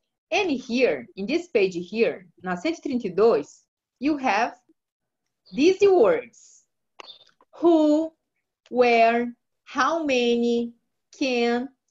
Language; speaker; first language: English; non-native, fluent; Portuguese